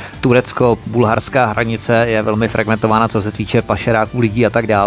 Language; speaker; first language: Czech; native; Czech